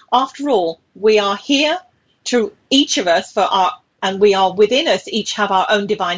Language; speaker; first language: English; native; English